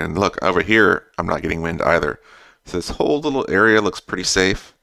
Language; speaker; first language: English; native; English